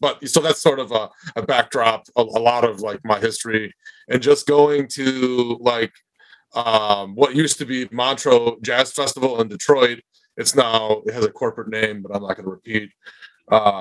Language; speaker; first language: English; native; English